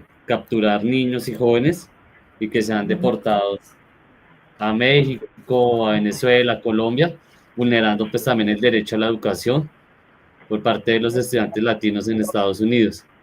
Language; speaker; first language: Spanish; native; Spanish